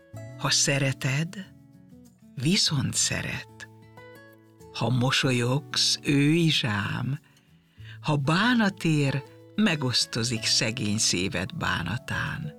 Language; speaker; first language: Hungarian; native; Hungarian